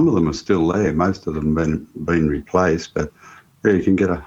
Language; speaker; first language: English; native; English